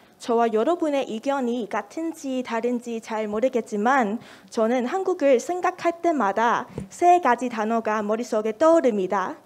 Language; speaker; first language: Korean; non-native, fluent; Cantonese